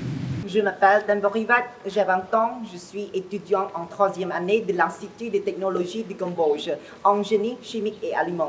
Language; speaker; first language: French; non-native, learner; Khmer